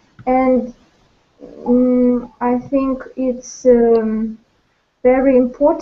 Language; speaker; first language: English; non-native, learner; Russian